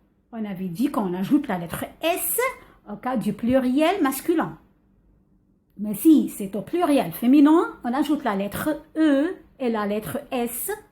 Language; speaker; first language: French; non-native, fluent; Arabic